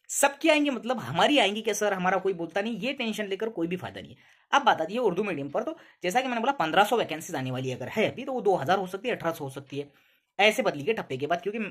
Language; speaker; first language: Hindi; non-native, local second language; Urdu